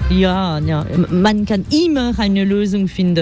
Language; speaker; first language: German; non-native, fluent; French